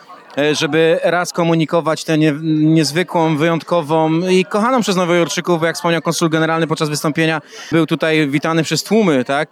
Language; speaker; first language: Polish; native; Polish